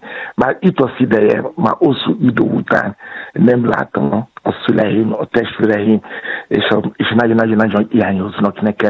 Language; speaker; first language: Hungarian; non-native, fluent; Yoruba